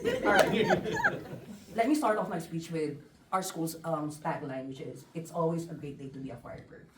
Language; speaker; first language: English; non-native, local second language; Filipino